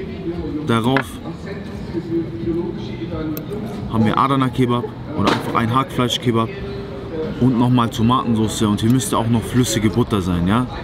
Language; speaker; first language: German; native; German